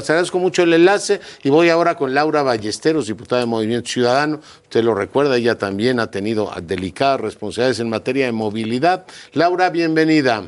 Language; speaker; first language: Spanish; native; Spanish